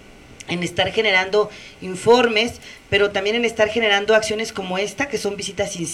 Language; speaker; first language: Spanish; native; Spanish